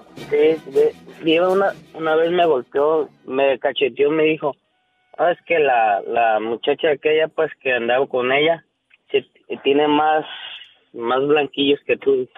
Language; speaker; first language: Spanish; native; Spanish